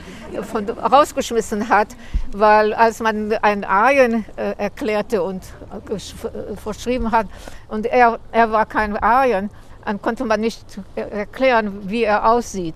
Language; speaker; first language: German; early bilingual, heritage; German